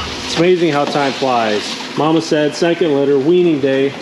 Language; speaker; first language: English; native; English